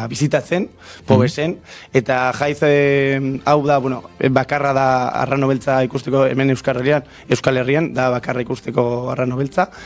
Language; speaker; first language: Basque; non-native, local second language; Spanish